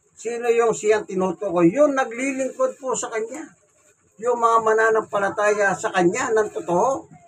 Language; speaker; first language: Filipino; non-native, local second language; Pampanga